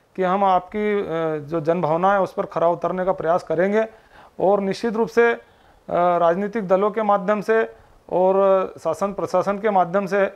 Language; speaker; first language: Hindi; native; Hindi